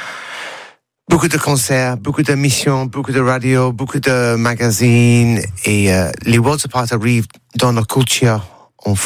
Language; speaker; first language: French; non-native, learner; English